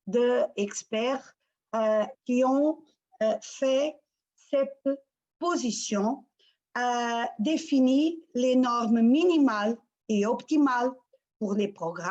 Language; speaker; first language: French; non-native, fluent; Portuguese